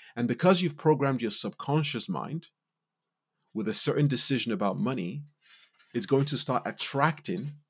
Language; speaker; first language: English; non-native, local second language; Yoruba